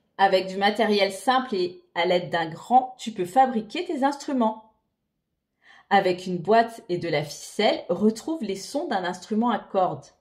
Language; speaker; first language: French; native; French